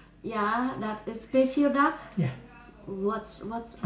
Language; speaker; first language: Dutch; non-native, learner; Thai